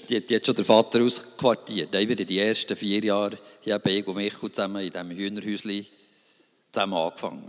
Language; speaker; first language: German; native; German